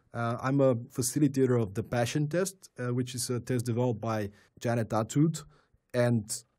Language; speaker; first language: English; non-native, fluent; Bulgarian